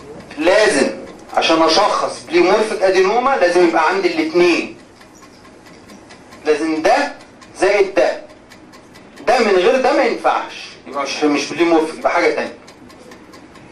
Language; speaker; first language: Arabic; native; Arabic